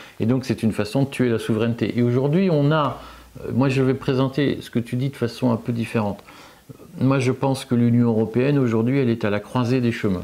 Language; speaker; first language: French; native; French